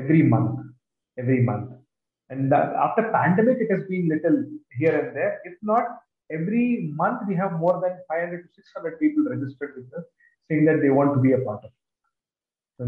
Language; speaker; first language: English; non-native, local second language; Kannada